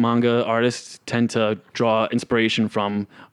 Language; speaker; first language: English; non-native, fluent; Italian